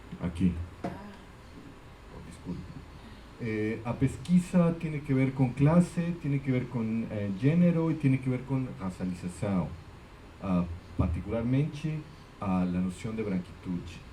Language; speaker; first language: Portuguese; non-native, fluent; Spanish